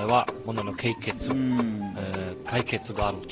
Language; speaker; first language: Japanese; non-native, fluent; German